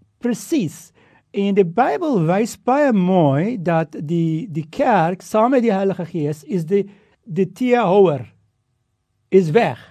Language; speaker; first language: Afrikaans; non-native, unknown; Turkish